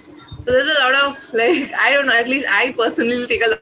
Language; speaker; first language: English; non-native, local second language; Bangla